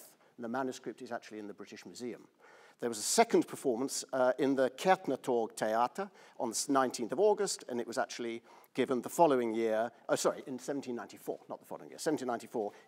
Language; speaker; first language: English; native; English